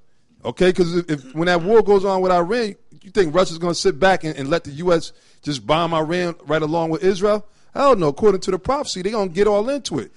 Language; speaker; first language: English; native; English